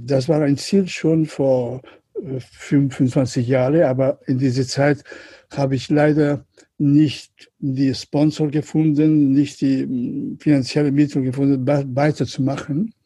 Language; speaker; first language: German; non-native, learner; Catalan